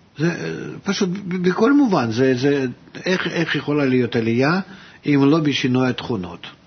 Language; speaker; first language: Hebrew; non-native, fluent; Russian